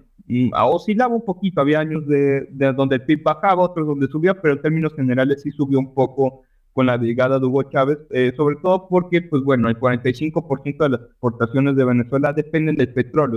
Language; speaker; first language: Spanish; native; Spanish